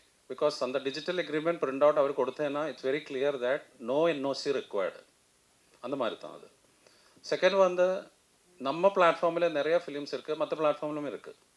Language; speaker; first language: Tamil; non-native, fluent; Malayalam